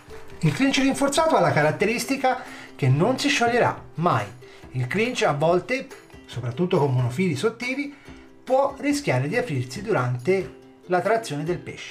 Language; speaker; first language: Italian; native; Italian